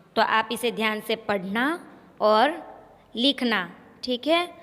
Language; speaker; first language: Hindi; non-native, local second language; Gujarati